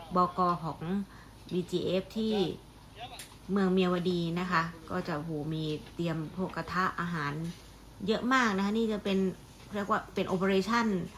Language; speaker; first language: Thai; native; Thai